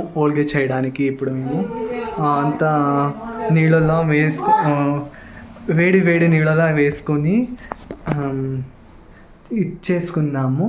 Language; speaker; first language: Telugu; non-native, local second language; Kannada